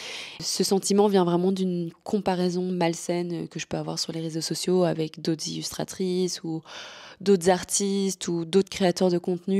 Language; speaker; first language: French; native; French